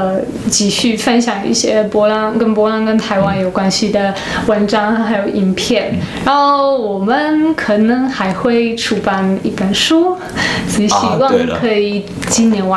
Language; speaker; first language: Chinese; non-native, fluent; Polish